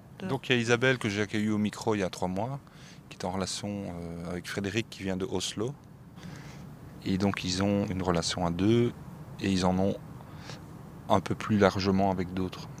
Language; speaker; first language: French; native; French